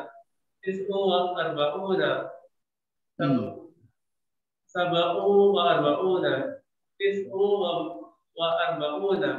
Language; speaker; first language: Arabic; non-native, learner; Indonesian